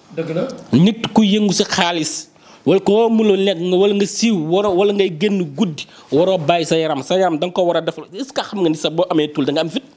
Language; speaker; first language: Wolof; non-native, local second language; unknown